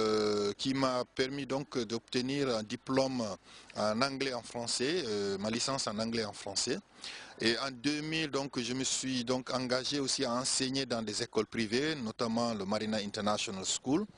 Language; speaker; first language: French; non-native, fluent; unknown